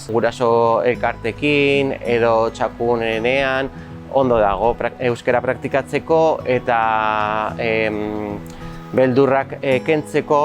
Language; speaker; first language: Basque; non-native, local second language; Spanish